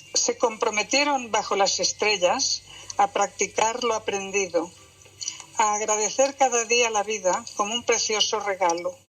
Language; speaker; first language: Spanish; native; Spanish